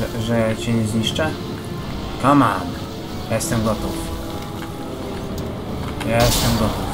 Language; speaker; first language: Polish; native; Polish